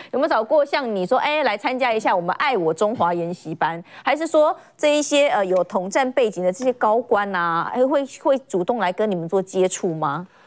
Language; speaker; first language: Chinese; native; Chinese